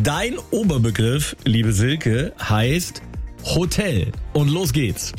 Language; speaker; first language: German; native; German